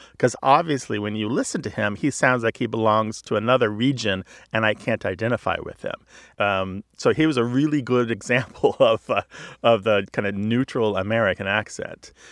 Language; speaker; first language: English; native; English